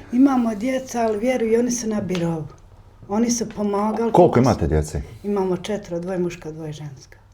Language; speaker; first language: Bosnian; native; Bosnian